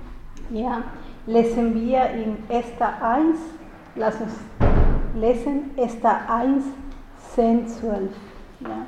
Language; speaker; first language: German; non-native, fluent; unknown